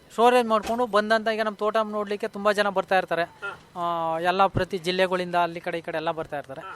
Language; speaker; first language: Kannada; native; Kannada